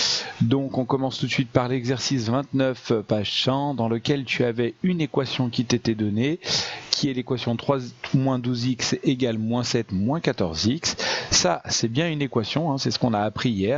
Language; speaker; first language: French; native; French